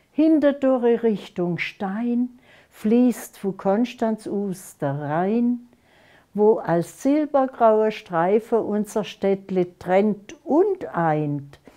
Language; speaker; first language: German; non-native, local second language; Swiss German